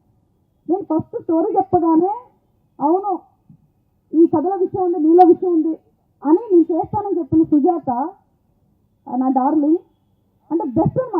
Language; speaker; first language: Telugu; native; Telugu